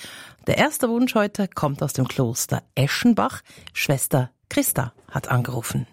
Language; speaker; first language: German; native; German